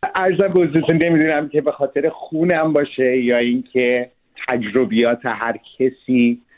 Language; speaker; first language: Persian; early bilingual, other home language; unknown